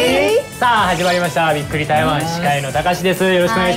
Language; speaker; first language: Japanese; native; Japanese